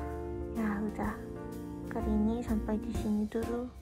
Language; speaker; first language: Indonesian; non-native, learner; Japanese